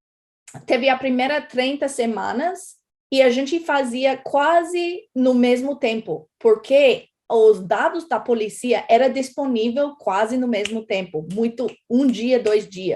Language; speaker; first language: Portuguese; non-native, fluent; English